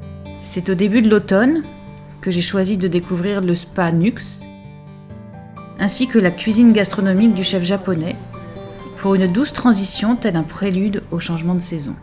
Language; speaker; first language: French; native; French